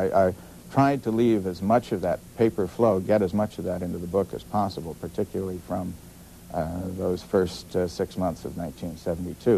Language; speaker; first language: English; native; English